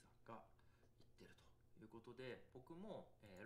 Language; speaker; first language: Japanese; native; Japanese